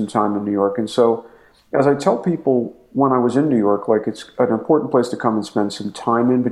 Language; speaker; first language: English; native; English